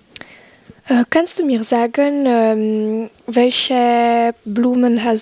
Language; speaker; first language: German; non-native, learner; French